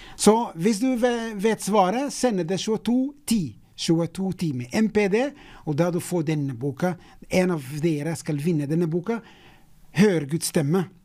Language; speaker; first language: Norwegian; non-native, fluent; English